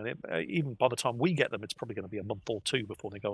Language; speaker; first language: English; native; English